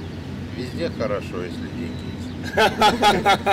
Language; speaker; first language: Russian; non-native, local second language; Estonian